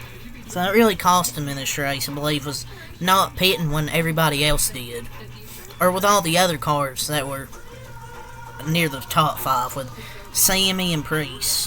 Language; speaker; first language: English; native; English